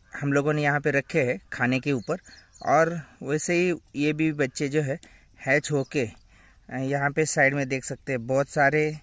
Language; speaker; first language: Hindi; non-native, local second language; Marathi